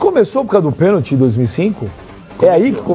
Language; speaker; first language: Portuguese; native; Portuguese